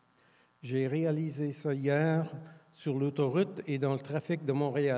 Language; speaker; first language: French; non-native, fluent; English